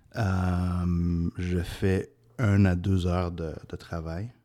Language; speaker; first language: French; early bilingual, other home language; Arabic